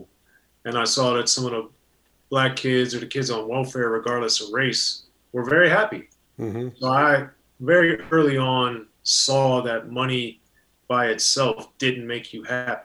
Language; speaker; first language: English; native; English